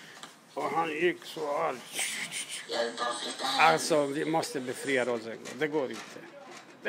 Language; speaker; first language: Swedish; non-native, learner; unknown